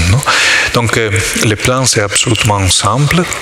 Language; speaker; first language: French; non-native, learner; Italian